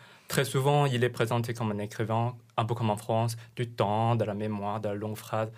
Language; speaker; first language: French; non-native, fluent; Chinese